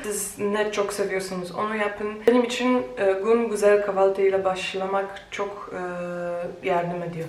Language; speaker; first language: Turkish; non-native, fluent; Polish